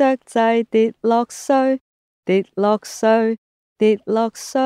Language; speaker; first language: English; non-native, local second language; Cantonese